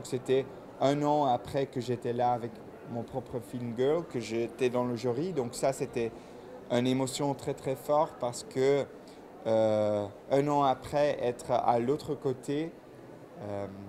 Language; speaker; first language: French; non-native, local second language; Dutch